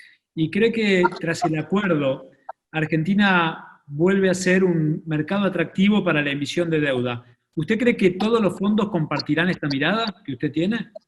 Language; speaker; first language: Spanish; native; Spanish